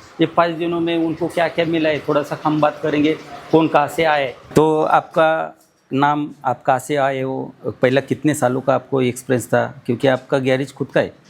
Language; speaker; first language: Hindi; non-native, local second language; Marathi